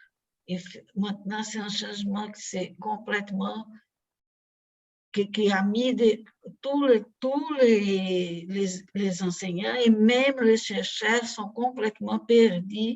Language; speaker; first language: French; non-native, fluent; Portuguese